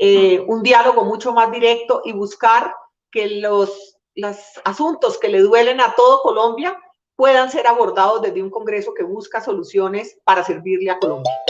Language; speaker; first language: Spanish; native; Spanish